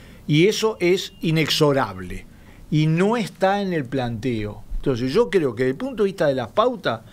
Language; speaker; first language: Spanish; native; Spanish